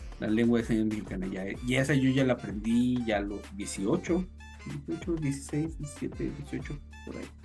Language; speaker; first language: Spanish; native; Spanish